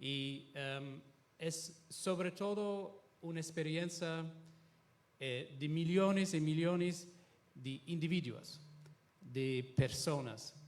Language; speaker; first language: Spanish; non-native, fluent; Italian